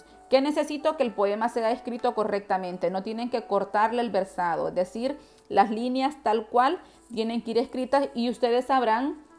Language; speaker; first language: Spanish; native; Spanish